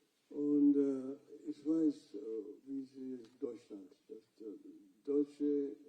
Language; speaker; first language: German; non-native, fluent; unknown